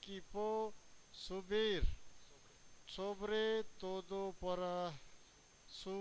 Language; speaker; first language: Spanish; non-native, learner; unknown